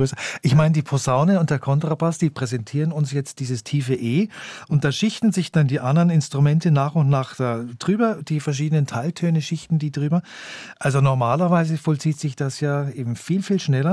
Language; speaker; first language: German; native; German